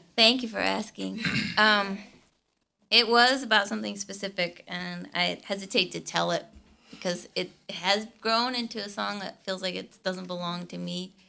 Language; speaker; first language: English; native; English